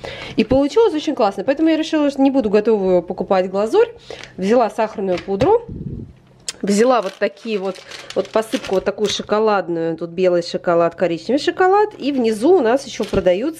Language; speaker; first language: Russian; native; Russian